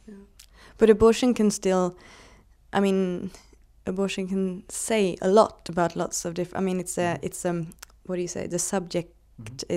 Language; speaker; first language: English; non-native, fluent; Swedish